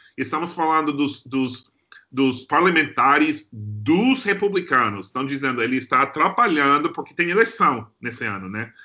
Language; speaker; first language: Portuguese; non-native, fluent; English